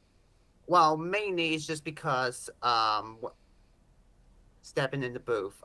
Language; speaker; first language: English; native; English